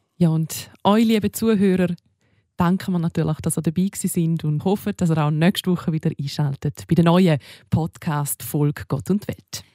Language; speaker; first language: German; native; German